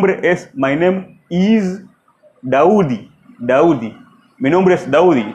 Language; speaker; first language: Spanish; non-native, fluent; Swahili